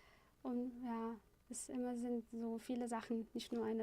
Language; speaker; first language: German; non-native, fluent; Arabic